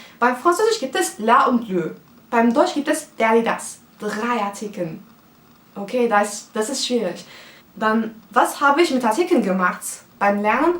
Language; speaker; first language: German; non-native, fluent; Turkish